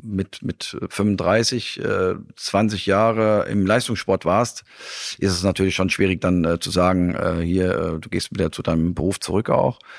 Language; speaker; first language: German; native; German